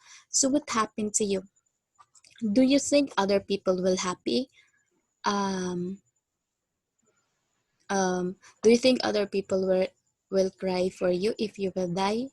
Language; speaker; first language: English; non-native, fluent; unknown